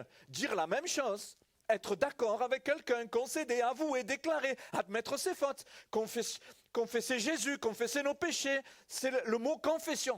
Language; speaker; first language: French; native; French